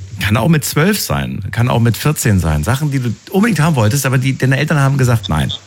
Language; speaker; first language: German; native; German